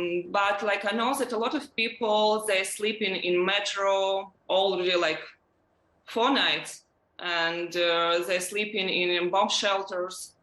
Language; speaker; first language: English; non-native, learner; Ukrainian